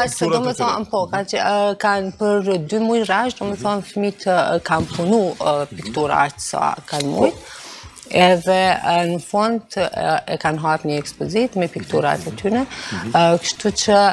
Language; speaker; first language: Albanian; native; Albanian